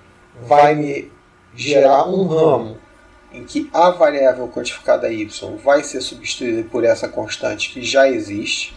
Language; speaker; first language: Portuguese; native; Portuguese